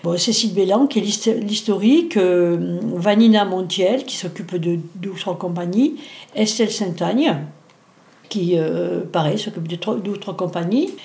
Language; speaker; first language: French; native; French